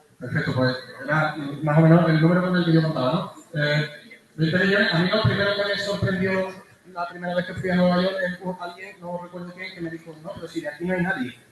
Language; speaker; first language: Spanish; native; Spanish